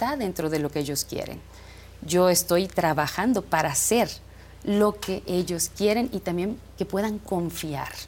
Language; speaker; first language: Spanish; native; Spanish